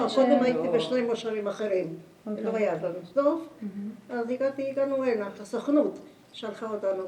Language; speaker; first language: Hebrew; non-native, fluent; Spanish